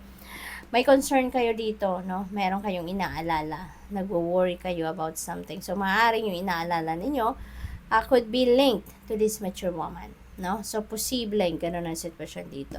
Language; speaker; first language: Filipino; native; Filipino